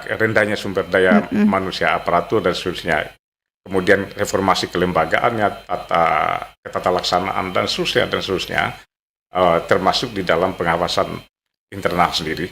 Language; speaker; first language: Indonesian; native; Indonesian